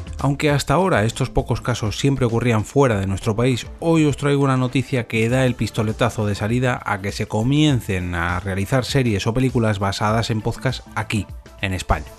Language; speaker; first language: Spanish; native; Spanish